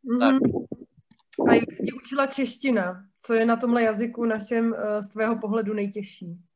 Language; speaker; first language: Czech; native; Czech